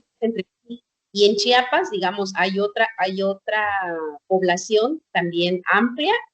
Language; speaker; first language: Spanish; non-native, local second language; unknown